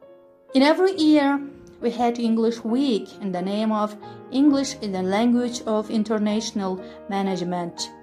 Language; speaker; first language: English; non-native, fluent; Kyrgyz